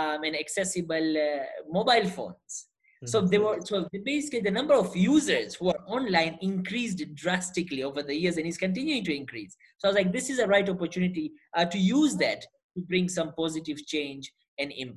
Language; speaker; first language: English; non-native, local second language; Gujarati